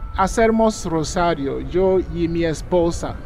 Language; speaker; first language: Spanish; non-native, learner; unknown